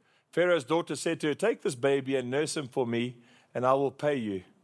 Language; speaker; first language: English; native; English